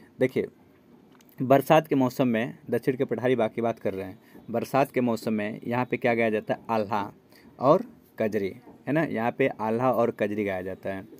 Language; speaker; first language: Hindi; native; Hindi